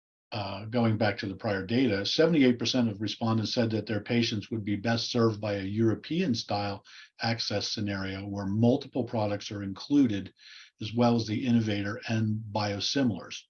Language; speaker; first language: English; native; English